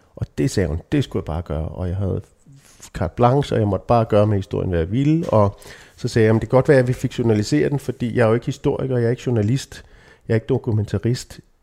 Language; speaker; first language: Danish; native; Danish